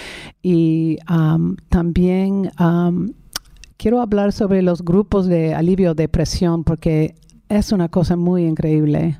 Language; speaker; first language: Spanish; non-native, fluent; English